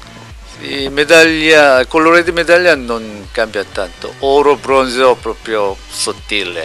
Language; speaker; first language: Italian; non-native, learner; Korean